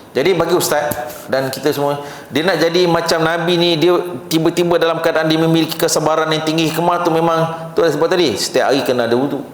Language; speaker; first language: Malay; native; Malay